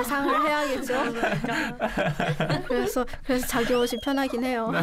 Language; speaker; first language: Korean; non-native, fluent; Chinese